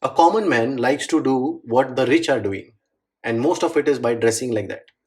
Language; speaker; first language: English; non-native, local second language; Marathi